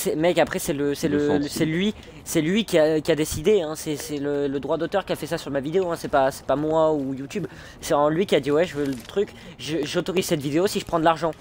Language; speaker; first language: French; native; French